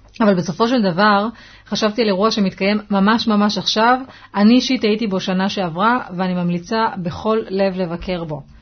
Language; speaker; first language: Hebrew; native; Hebrew